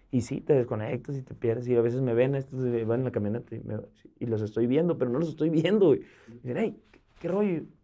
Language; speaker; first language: Spanish; native; Spanish